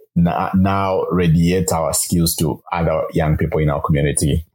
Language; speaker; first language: English; non-native, local second language; Bemba